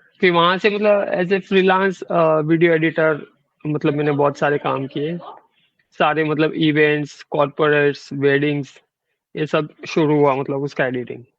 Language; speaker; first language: Hindi; non-native, local second language; Gujarati